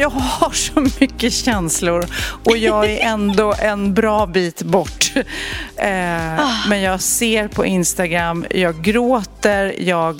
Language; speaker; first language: Swedish; native; Swedish